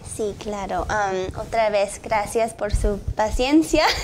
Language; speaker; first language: Spanish; early bilingual, heritage; English